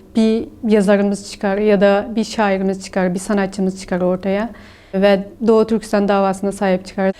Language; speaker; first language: Turkish; non-native, fluent; Uyghur